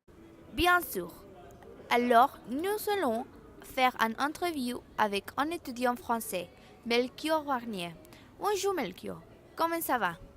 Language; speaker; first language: French; non-native, learner; Spanish